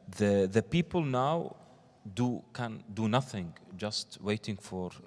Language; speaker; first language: English; non-native, learner; Arabic